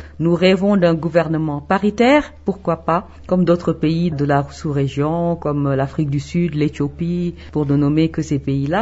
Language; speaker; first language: French; non-native, local second language; Wolof